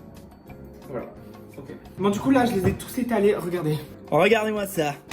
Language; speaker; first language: French; native; French